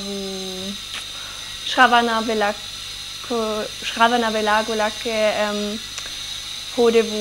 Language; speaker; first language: Kannada; non-native, learner; German